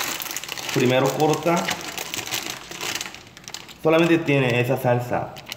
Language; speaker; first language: Spanish; non-native, learner; Korean